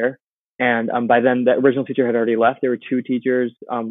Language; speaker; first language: English; native; English